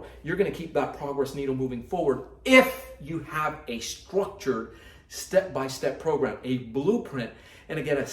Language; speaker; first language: English; native; English